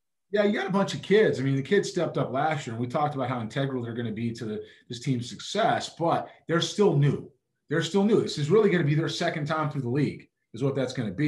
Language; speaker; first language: English; native; English